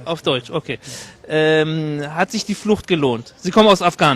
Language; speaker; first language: German; non-native, fluent; Persian